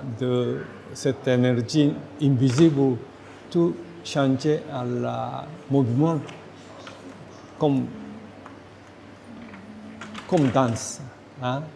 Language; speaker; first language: French; non-native, learner; Japanese